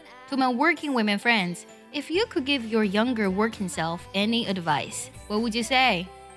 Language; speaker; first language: English; non-native, fluent; Chinese